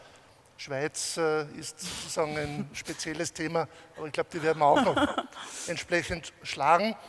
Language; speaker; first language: German; native; German